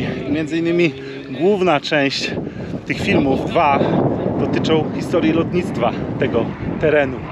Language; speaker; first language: Polish; native; Polish